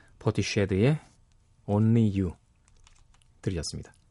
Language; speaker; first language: Korean; native; Korean